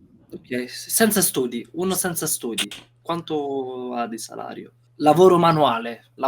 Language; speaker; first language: Italian; non-native, fluent; Romanian